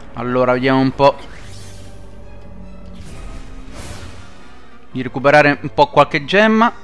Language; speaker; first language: Italian; native; Italian